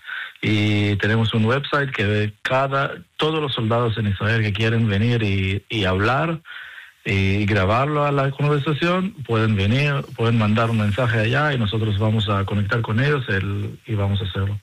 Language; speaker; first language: Spanish; non-native, fluent; Hebrew